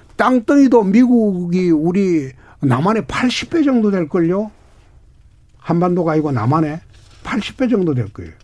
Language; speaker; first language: Korean; native; Korean